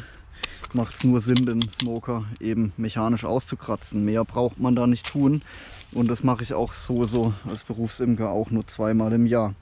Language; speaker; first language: German; native; German